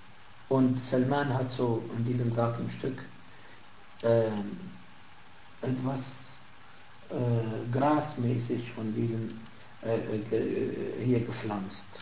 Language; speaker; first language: German; non-native, fluent; Arabic